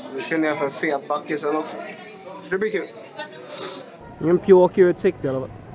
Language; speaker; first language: Swedish; native; Swedish